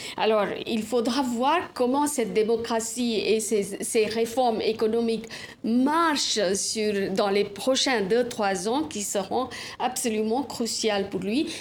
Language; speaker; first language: French; non-native, fluent; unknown